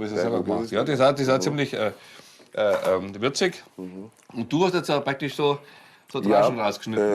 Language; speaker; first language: German; native; German